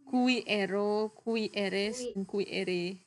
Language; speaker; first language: Spanish; non-native, learner; Indonesian